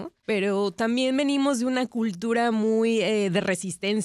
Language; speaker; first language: Spanish; native; Spanish